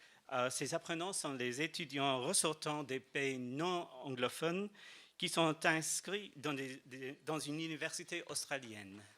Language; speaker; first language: French; non-native, fluent; English